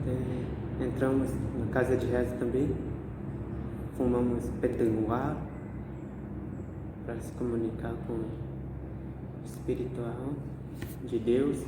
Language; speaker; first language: Portuguese; non-native, local second language; Guarani